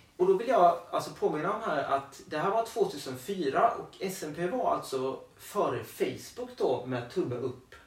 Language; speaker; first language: Swedish; native; Swedish